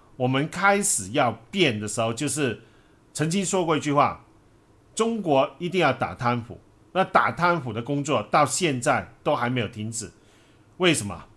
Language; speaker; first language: Chinese; non-native, local second language; Cantonese